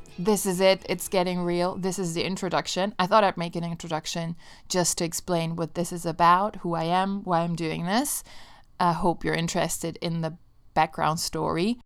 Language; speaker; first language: English; non-native, fluent; Italian